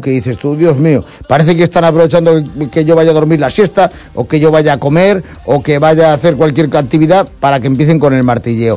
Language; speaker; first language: Spanish; native; Spanish